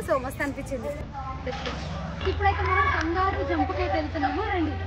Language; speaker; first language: Telugu; native; Telugu